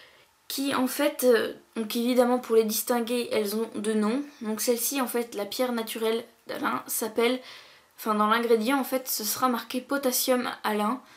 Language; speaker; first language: French; native; French